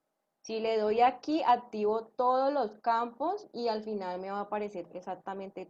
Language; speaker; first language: Spanish; native; Spanish